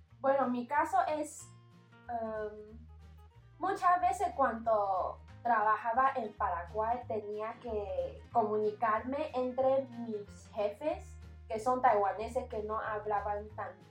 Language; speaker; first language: Spanish; non-native, learner; Chinese